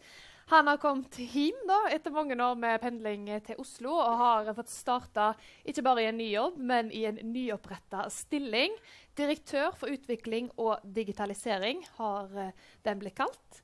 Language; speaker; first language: Norwegian; native; Norwegian